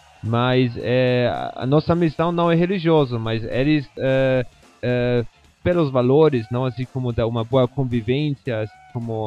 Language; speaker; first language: Portuguese; non-native, fluent; Spanish